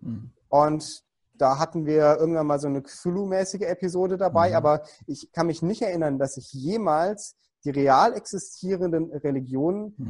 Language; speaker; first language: German; native; German